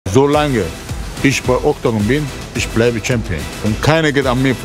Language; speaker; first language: German; non-native, learner; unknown